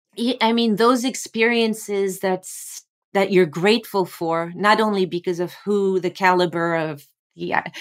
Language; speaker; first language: English; non-native, fluent; French